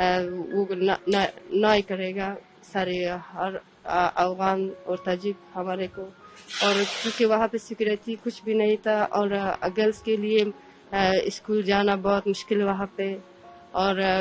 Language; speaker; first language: Hindi; early bilingual, other home language; Persian